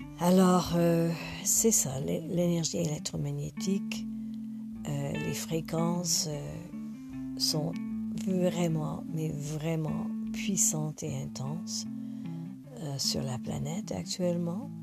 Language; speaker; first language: French; non-native, fluent; English